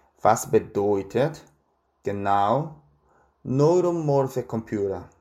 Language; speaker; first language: German; non-native, fluent; Korean